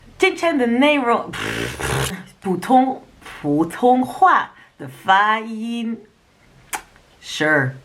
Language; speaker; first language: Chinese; non-native, learner; Dutch